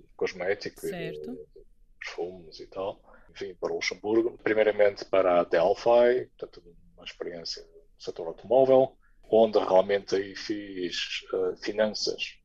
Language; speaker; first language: Portuguese; native; Portuguese